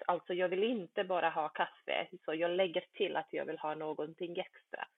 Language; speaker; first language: Swedish; early bilingual, other home language; Bosnian